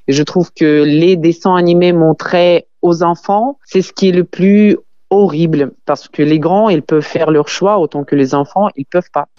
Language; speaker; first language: French; non-native, fluent; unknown